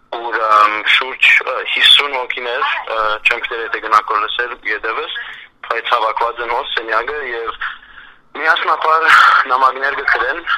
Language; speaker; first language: Armenian; early bilingual, heritage; Armenian